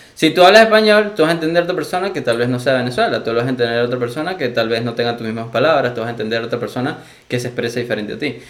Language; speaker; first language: Spanish; native; Spanish